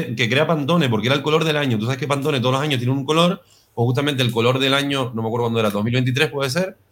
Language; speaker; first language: Spanish; native; Spanish